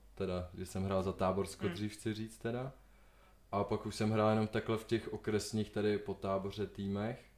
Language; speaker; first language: Czech; early bilingual, other home language; Slovak